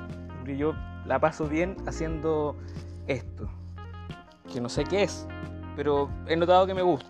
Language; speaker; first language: Spanish; native; Spanish